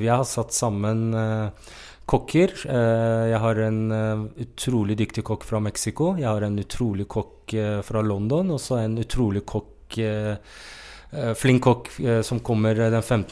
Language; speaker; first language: Norwegian; non-native, fluent; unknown